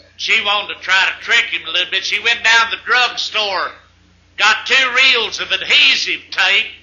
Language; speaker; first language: English; native; English